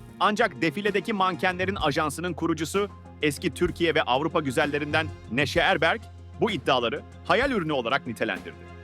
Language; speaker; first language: Turkish; native; Turkish